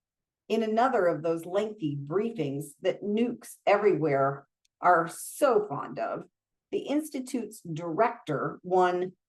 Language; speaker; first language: English; native; English